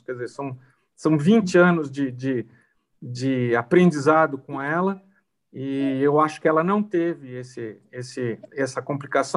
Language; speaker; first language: Portuguese; native; Portuguese